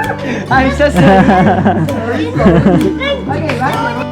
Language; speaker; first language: English; non-native, learner; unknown